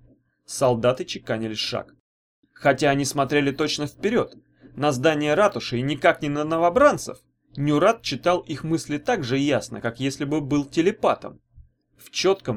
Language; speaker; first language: Russian; native; Russian